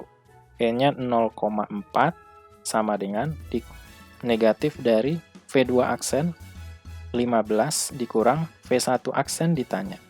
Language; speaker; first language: Indonesian; native; Indonesian